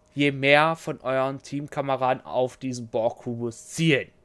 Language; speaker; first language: German; native; German